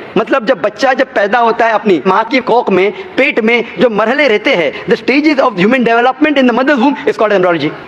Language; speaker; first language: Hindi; non-native, local second language; Konkani